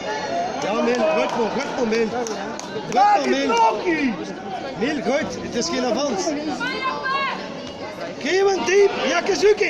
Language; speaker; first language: Dutch; native; Dutch